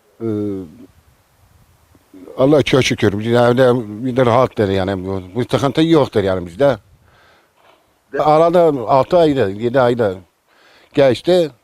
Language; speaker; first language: Turkish; non-native, local second language; Kurdish